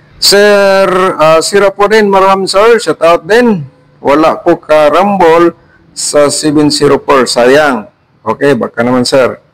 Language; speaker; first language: Filipino; non-native, local second language; Cebuano